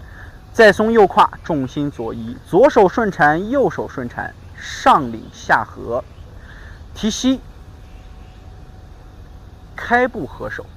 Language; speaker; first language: Chinese; native; Chinese